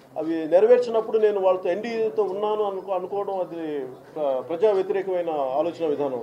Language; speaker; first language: Telugu; native; Telugu